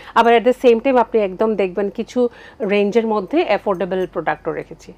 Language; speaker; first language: Bangla; native; Bangla